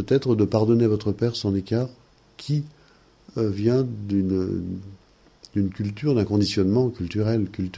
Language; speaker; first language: French; native; French